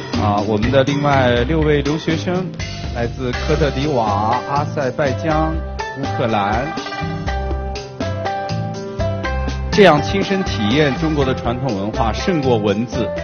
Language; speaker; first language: Chinese; native; Chinese